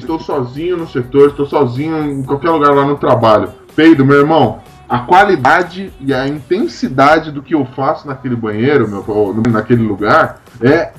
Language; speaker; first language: Portuguese; native; Portuguese